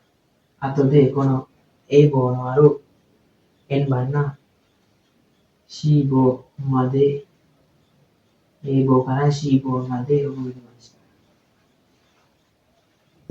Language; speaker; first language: Japanese; non-native, learner; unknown